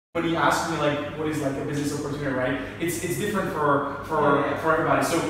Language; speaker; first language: English; early bilingual, other home language; Chinese